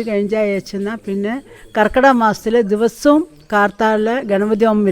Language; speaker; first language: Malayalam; non-native, local second language; Tamil